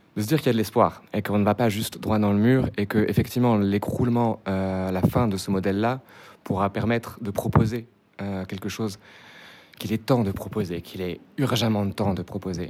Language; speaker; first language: French; native; French